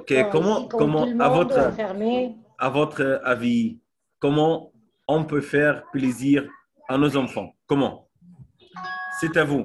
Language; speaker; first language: French; non-native, fluent; Arabic